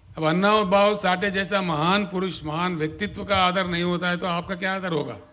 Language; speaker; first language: Hindi; non-native, local second language; Telugu